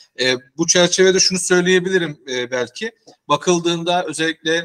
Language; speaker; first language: Turkish; native; Turkish